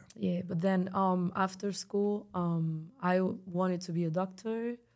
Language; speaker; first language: English; non-native, fluent; Spanish